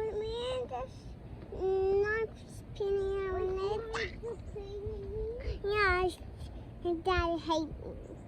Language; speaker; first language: English; early bilingual, other home language; Bangla